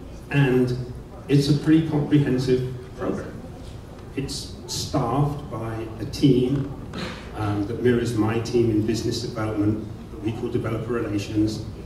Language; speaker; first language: English; native; English